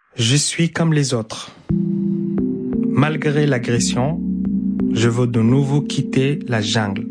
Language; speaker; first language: French; non-native, fluent; Arabic